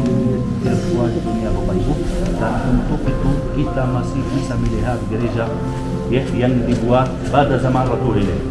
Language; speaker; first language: Indonesian; non-native, fluent; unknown